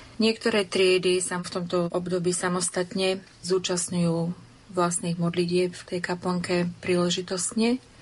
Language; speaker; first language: Slovak; native; Slovak